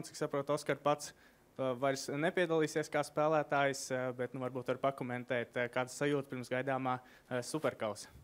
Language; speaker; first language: Latvian; native; Latvian